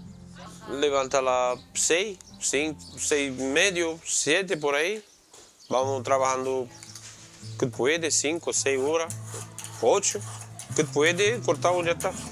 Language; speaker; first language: Spanish; non-native, learner; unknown